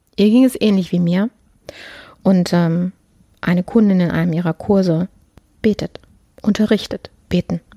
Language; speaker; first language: German; early bilingual, other home language; Polish